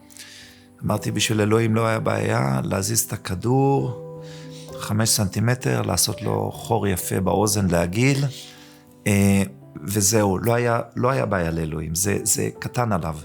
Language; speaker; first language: Hebrew; early bilingual, other home language; German